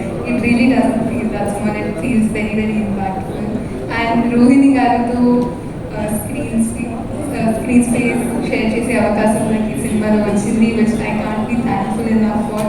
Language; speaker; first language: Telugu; non-native, fluent; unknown